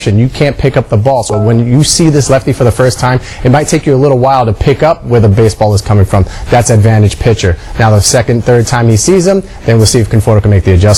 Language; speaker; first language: English; native; English